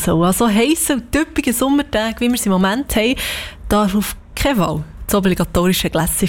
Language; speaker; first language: German; native; German